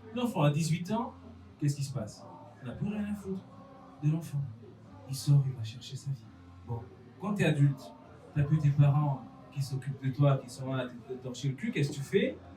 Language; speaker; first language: French; non-native, fluent; Portuguese